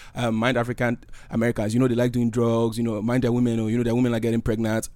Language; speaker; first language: English; non-native, local second language; Igbo